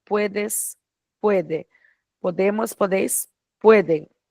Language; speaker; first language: Spanish; non-native, fluent; Portuguese